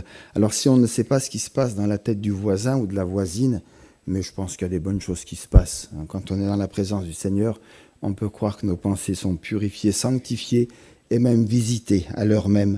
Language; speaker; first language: French; native; French